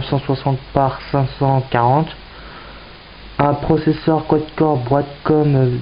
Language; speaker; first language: French; native; French